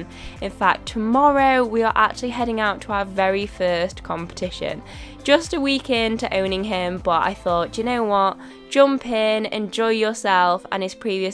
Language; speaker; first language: English; native; English